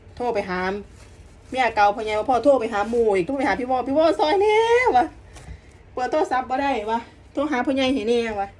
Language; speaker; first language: Thai; non-native, local second language; Northeastern Thai